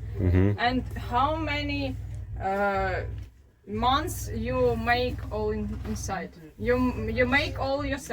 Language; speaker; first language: English; non-native, learner; Ukrainian